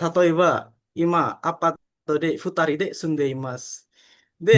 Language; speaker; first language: Japanese; non-native, learner; Indonesian